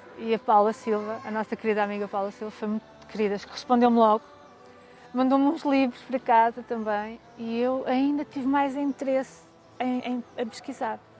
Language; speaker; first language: Portuguese; native; Portuguese